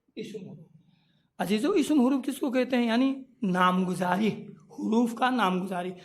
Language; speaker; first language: Urdu; non-native, local second language; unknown